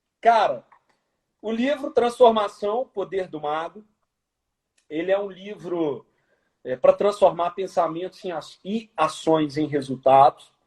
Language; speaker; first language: Portuguese; native; Portuguese